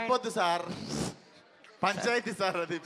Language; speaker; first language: Telugu; native; Telugu